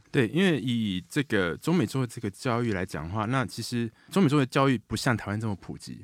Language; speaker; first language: Chinese; native; Chinese